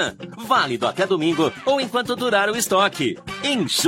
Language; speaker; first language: Portuguese; native; Portuguese